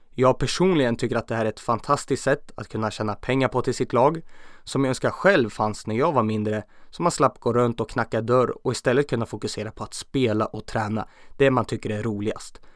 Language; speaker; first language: Swedish; native; Swedish